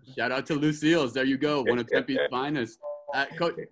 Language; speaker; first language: English; native; English